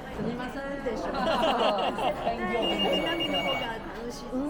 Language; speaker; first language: Japanese; non-native, fluent; Chinese